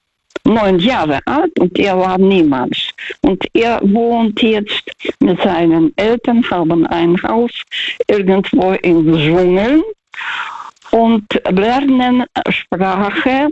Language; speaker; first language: German; non-native, fluent; Russian